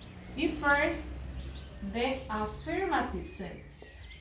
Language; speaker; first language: English; non-native, fluent; Spanish